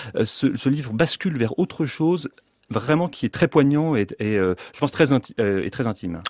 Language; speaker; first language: French; native; French